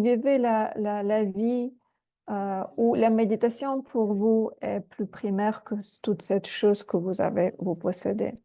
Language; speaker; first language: French; non-native, fluent; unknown